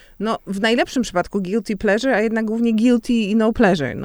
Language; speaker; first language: Polish; native; Polish